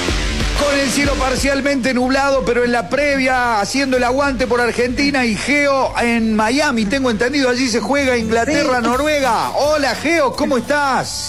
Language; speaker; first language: Spanish; native; Spanish